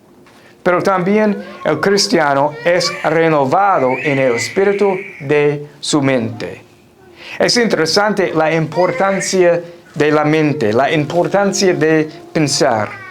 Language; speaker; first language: Spanish; non-native, fluent; English